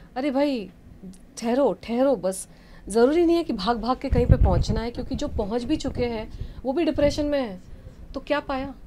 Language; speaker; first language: Hindi; non-native, local second language; Bangla